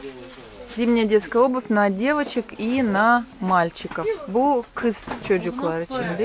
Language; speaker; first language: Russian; native; Russian